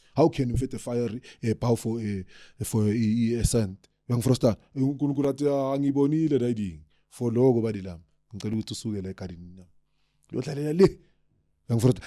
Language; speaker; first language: Zulu; native; Zulu